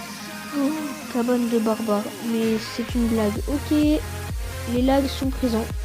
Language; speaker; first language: French; native; French